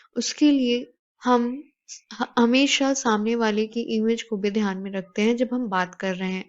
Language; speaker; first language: Urdu; native; Urdu